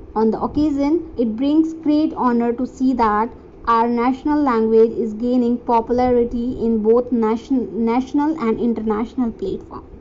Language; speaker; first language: English; non-native, local second language; Hindi